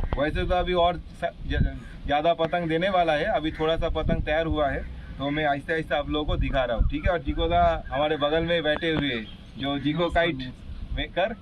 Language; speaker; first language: Hindi; non-native, local second language; Bangla